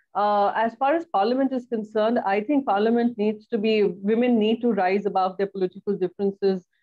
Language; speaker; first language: English; non-native, local second language; Hindi